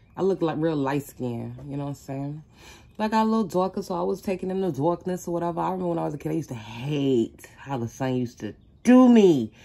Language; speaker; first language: English; native; English